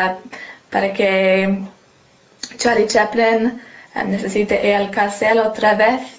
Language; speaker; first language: Spanish; non-native, learner; English